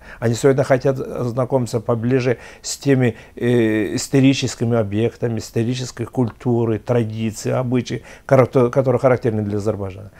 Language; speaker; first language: Russian; non-native, local second language; Azerbaijani